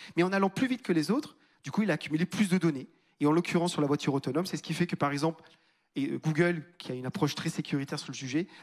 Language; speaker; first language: French; native; French